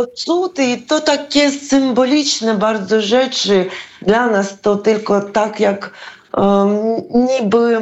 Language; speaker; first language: Polish; non-native, fluent; Ukrainian